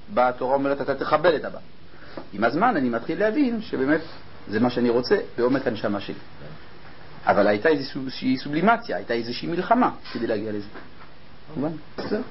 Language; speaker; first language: Hebrew; native; Hebrew